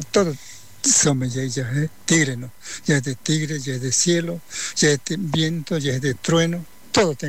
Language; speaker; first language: Spanish; non-native, local second language; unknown